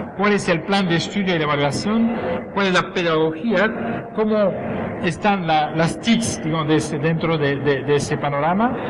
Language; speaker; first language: Spanish; non-native, fluent; French